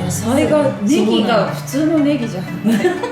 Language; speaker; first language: Japanese; native; Japanese